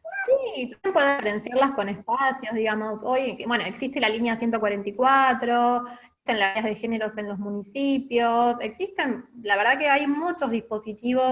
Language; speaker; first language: Spanish; native; Spanish